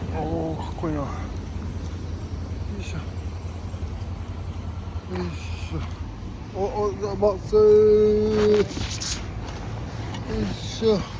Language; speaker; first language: Japanese; native; Japanese